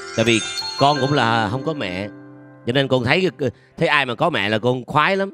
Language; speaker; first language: Vietnamese; native; Vietnamese